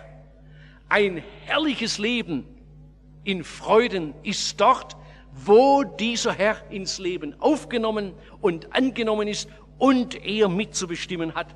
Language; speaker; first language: German; native; German